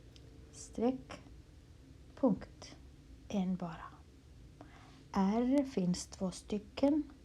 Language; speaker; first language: Swedish; non-native, local second language; Kurdish